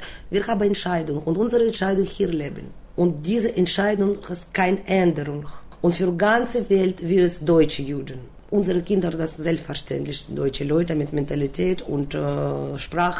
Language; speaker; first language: German; non-native, learner; Russian